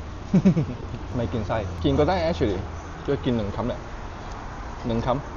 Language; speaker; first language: Thai; native; Thai